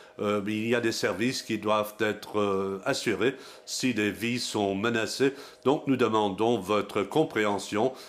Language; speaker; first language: French; non-native, local second language; Luxembourgish